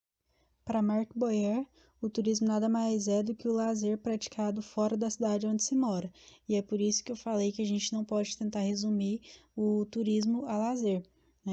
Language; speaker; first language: Portuguese; native; Portuguese